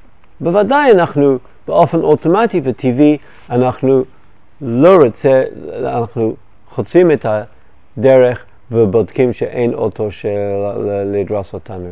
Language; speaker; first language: Hebrew; non-native, fluent; English